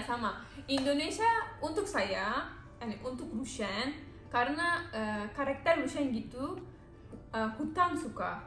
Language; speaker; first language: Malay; non-native, learner; Turkish